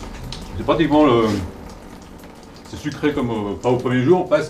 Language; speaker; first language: French; native; French